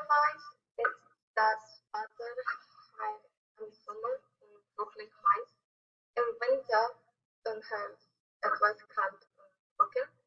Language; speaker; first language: German; non-native, learner; Spanish